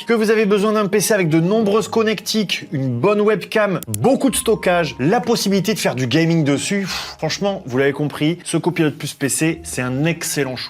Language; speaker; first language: French; native; French